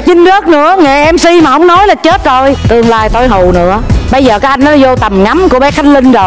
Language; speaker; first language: Vietnamese; native; Vietnamese